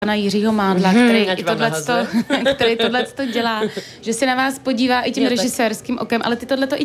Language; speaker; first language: Czech; native; Czech